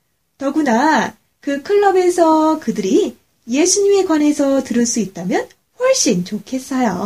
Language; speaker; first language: Korean; native; Korean